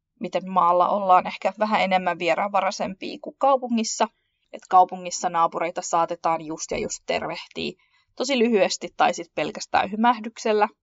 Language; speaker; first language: Finnish; early bilingual, other home language; Kurdish